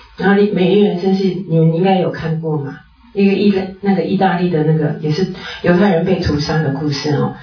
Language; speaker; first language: Chinese; native; Chinese